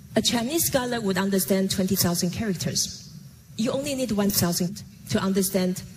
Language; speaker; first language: English; non-native, fluent; Chinese